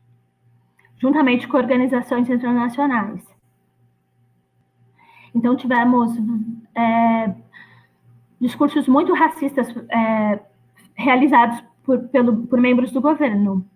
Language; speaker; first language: Portuguese; non-native, fluent; Greek